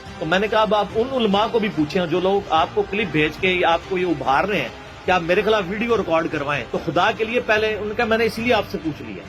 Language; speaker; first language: Urdu; non-native, local second language; Punjabi